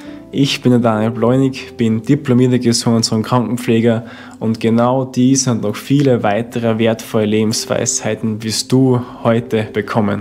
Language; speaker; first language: German; native; German